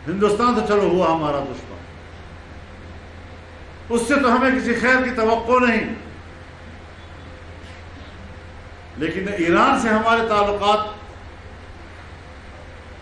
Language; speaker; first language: Urdu; non-native, local second language; Pashto